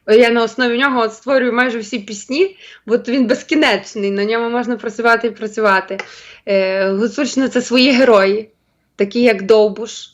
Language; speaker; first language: Ukrainian; native; Ukrainian